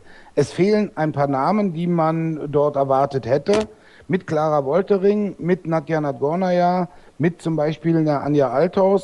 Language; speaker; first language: German; native; German